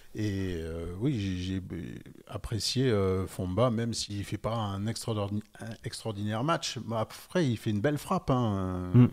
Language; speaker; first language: French; native; French